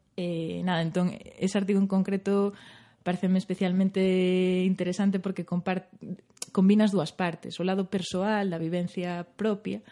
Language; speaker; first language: Galician; native; Galician